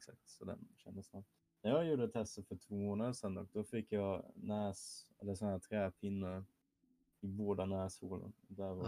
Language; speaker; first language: Swedish; non-native, fluent; German